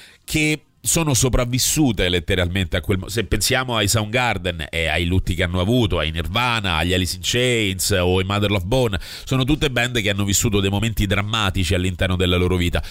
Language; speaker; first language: Italian; native; Italian